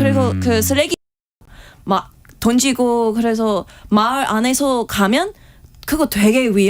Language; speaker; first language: Korean; non-native, fluent; English